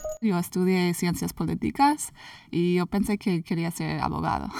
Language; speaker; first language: Spanish; early bilingual, heritage; English